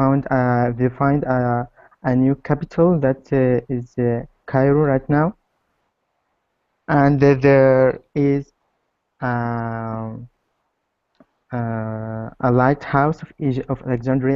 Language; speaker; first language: English; non-native, learner; Arabic